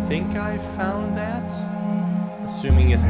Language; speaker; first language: English; native; English